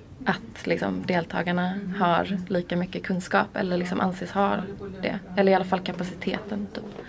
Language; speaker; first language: Swedish; native; Swedish